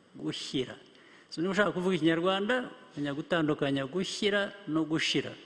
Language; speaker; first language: Kinyarwanda; early bilingual, heritage; Kinyarwanda